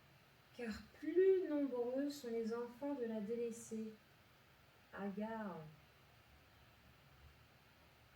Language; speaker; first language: French; native; French